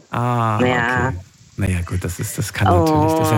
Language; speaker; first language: German; native; German